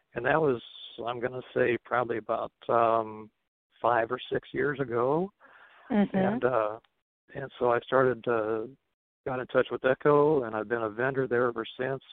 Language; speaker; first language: English; native; English